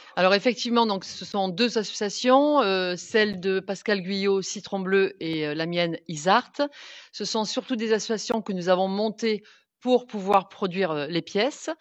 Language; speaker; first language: French; native; French